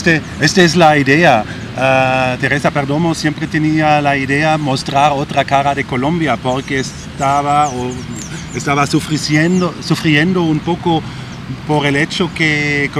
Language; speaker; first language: Spanish; non-native, learner; German